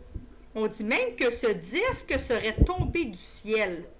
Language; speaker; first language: French; native; French